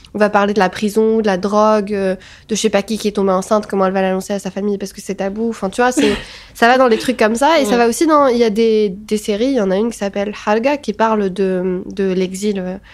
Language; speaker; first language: French; non-native, local second language; Arabic